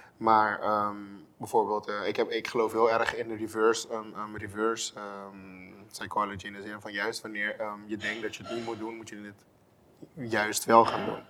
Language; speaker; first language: Dutch; non-native, local second language; Papiamento